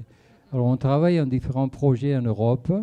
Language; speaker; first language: French; non-native, fluent; Spanish